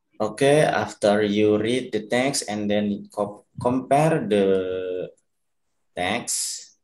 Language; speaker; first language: English; non-native, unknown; Indonesian